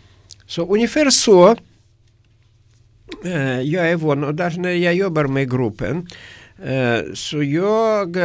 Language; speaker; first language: Swedish; non-native, learner; Russian